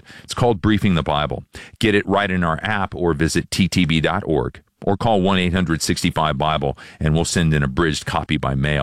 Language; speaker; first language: English; native; English